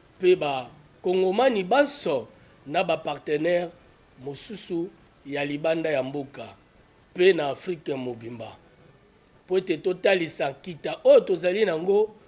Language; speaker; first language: Lingala; native; Lingala